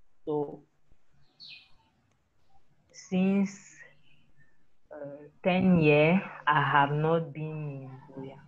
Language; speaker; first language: English; non-native, learner; French